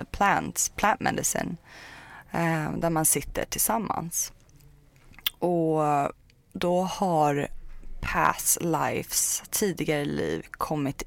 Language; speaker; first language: Swedish; early bilingual, other home language; Persian